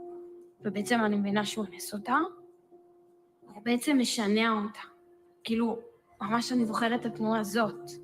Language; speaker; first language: Hebrew; native; Hebrew